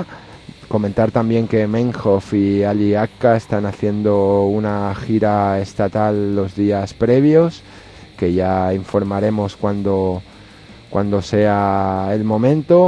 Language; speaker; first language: Spanish; native; Spanish